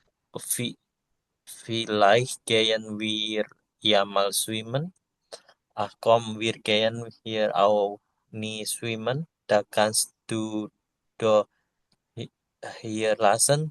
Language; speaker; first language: German; non-native, learner; Indonesian